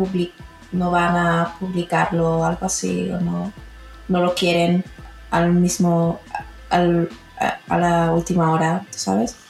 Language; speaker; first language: Spanish; early bilingual, heritage; Spanish